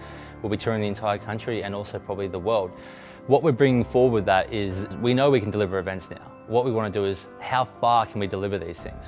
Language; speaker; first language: English; native; English